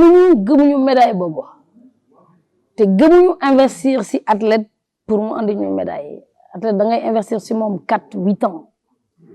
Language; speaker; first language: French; non-native, local second language; Wolof